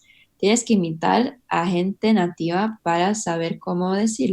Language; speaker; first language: Spanish; early bilingual, heritage; English